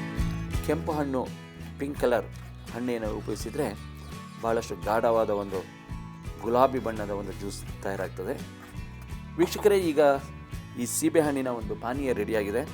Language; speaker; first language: Kannada; native; Kannada